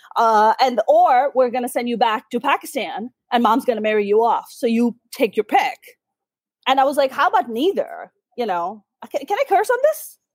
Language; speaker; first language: English; early bilingual, other home language; Urdu